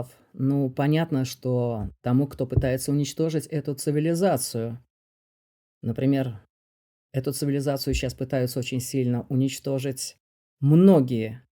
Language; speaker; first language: Russian; native; Russian